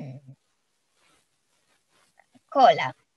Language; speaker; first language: Spanish; non-native, fluent; Russian